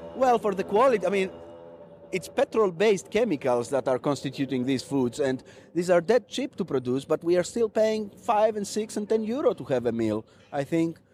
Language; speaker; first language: English; non-native, fluent; Greek